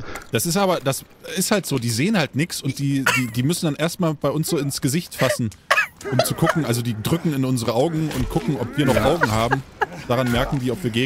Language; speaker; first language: German; native; German